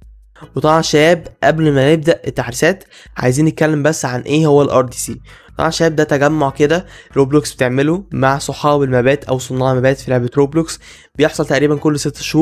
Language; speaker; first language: Arabic; native; Arabic